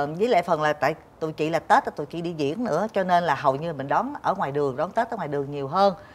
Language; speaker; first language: Vietnamese; native; Vietnamese